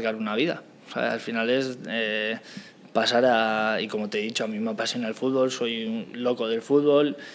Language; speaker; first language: Spanish; native; Spanish